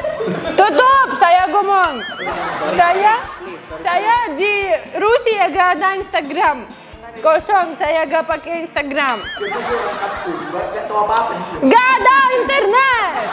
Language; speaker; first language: Indonesian; non-native, learner; Russian